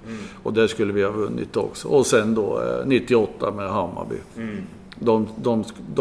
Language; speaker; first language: Swedish; native; Swedish